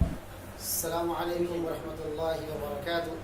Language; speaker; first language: Arabic; non-native, fluent; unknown